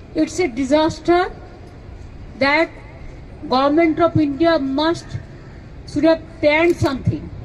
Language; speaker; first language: English; non-native, local second language; Bangla